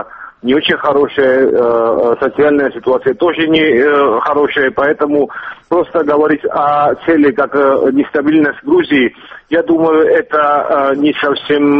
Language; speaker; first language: Russian; non-native, fluent; Georgian